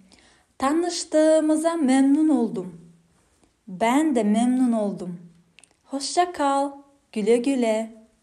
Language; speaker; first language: Turkish; non-native, fluent; Kazakh